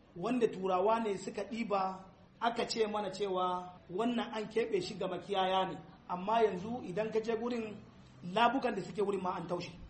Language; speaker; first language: Hausa; non-native, local second language; Fula